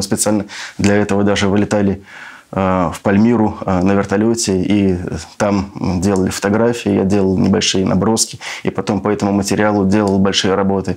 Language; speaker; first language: Russian; native; Russian